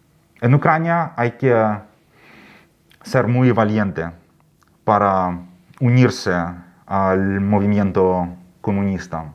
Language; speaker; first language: Spanish; non-native, fluent; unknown